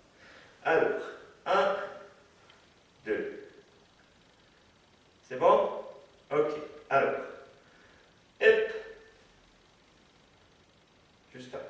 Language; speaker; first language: French; native; French